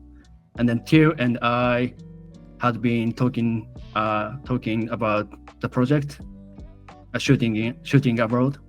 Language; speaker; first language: English; non-native, fluent; Japanese